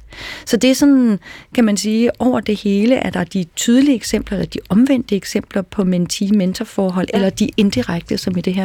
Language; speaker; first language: Danish; native; Danish